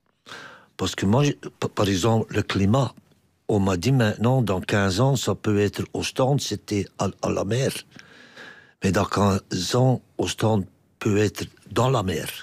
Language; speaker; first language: French; non-native, local second language; Dutch